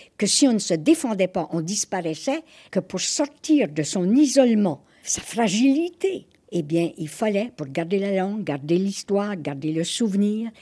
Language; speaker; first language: French; native; French